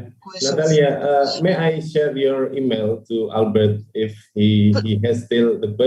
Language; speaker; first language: English; non-native, fluent; Indonesian